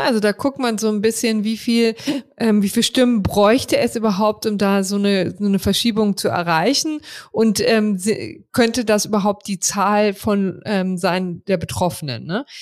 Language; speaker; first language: German; native; German